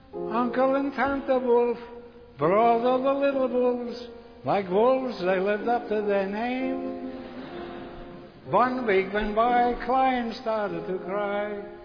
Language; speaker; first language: English; native; English